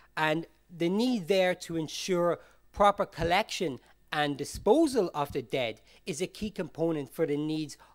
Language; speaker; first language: English; native; English